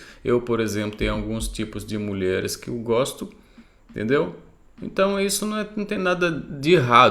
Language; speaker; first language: Portuguese; non-native, fluent; Arabic